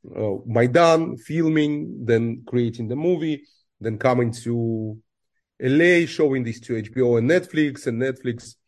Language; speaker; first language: English; non-native, fluent; Russian